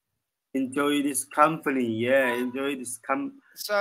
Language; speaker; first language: English; non-native, learner; Chinese